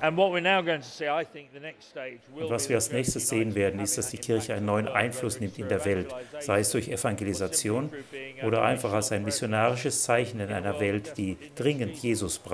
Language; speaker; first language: German; native; German